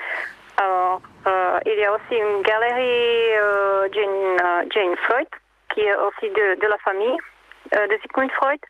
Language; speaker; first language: French; non-native, fluent; Czech